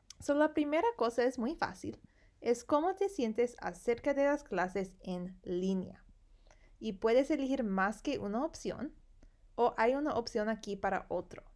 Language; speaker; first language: Spanish; non-native, fluent; English